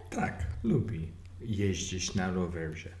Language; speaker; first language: Polish; non-native, learner; English